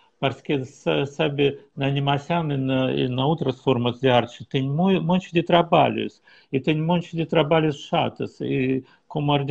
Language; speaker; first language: Portuguese; non-native, learner; Russian